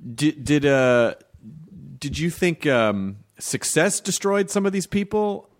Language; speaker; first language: English; native; English